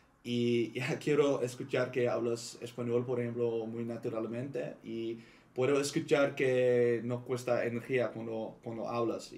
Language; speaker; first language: Spanish; non-native, learner; Dutch